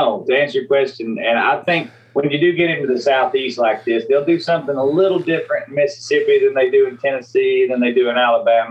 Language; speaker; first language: English; native; English